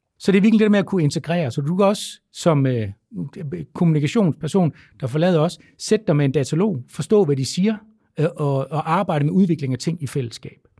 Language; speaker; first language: Danish; native; Danish